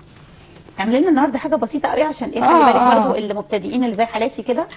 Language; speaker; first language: Arabic; native; Arabic